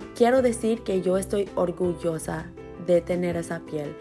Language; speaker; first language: Spanish; early bilingual, other home language; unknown